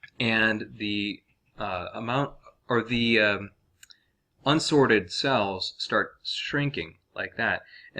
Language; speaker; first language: English; native; English